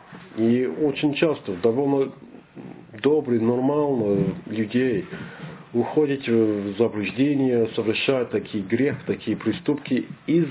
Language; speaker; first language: Russian; non-native, learner; English